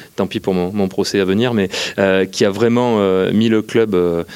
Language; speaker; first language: French; native; French